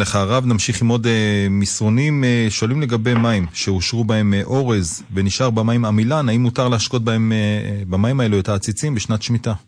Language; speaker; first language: Hebrew; native; Hebrew